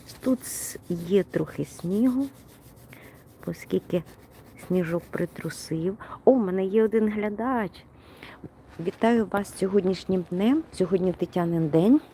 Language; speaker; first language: Ukrainian; non-native, local second language; Russian